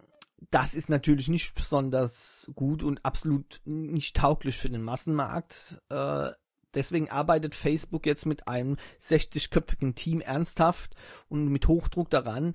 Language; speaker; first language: German; native; German